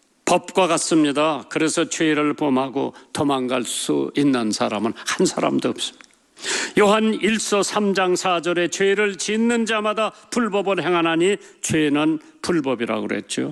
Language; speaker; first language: Korean; native; Korean